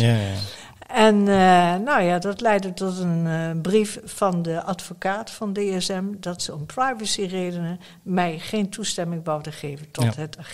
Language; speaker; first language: Dutch; native; Dutch